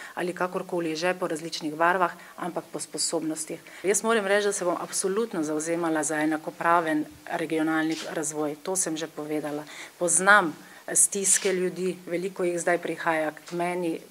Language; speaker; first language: Slovenian; native; Slovenian